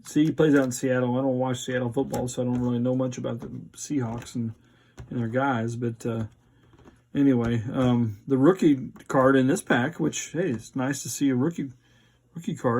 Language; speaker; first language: English; native; English